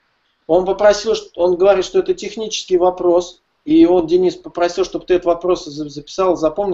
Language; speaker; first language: Russian; native; Russian